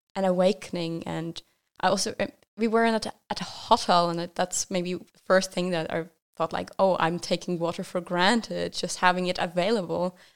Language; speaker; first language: English; non-native, fluent; Norwegian